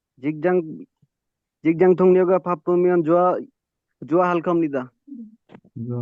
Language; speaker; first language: Korean; non-native, learner; Bangla